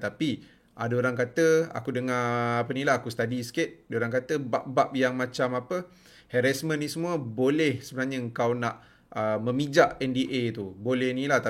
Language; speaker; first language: Malay; native; Malay